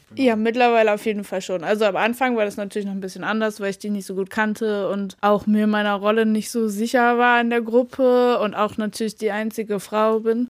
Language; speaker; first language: German; native; German